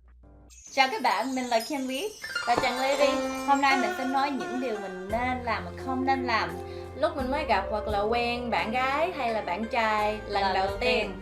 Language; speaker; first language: Vietnamese; early bilingual, heritage; Vietnamese